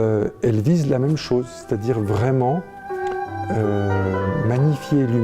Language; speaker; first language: French; native; French